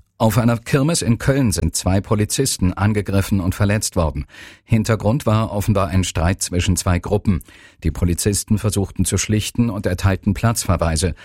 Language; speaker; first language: German; native; German